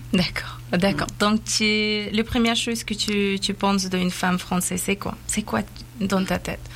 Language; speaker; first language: French; non-native, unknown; Persian